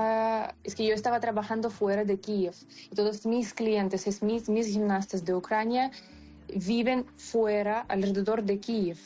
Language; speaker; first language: Spanish; non-native, fluent; Ukrainian